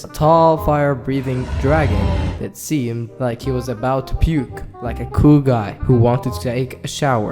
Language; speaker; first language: English; native; English